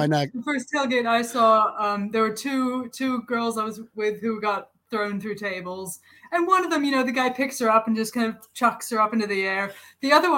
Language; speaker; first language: English; non-native, local second language; Cantonese